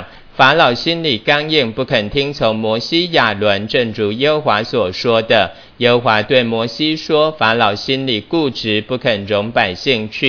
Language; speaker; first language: Chinese; native; Chinese